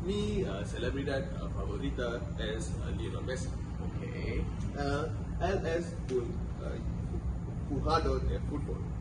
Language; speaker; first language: Spanish; non-native, learner; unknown